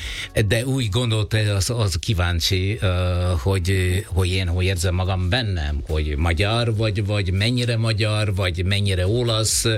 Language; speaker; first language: Hungarian; non-native, fluent; Italian